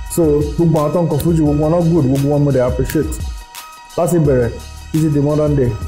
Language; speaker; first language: Yoruba; native; Yoruba